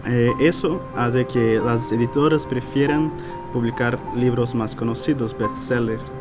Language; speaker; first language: Spanish; non-native, fluent; Portuguese